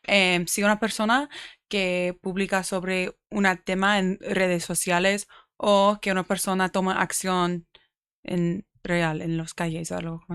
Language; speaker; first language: Spanish; non-native, learner; English